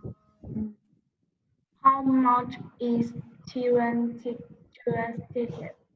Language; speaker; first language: English; non-native, learner; Vietnamese